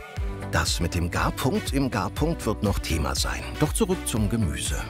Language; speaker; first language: German; native; German